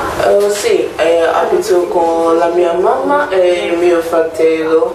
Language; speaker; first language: Italian; non-native, learner; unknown